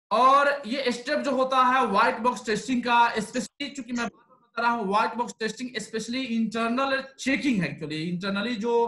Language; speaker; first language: Hindi; native; Hindi